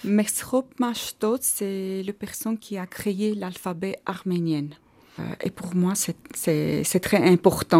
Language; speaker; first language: French; non-native, learner; Armenian